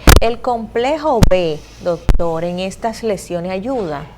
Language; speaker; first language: Spanish; native; Spanish